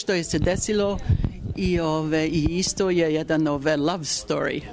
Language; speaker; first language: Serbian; early bilingual, heritage; Serbian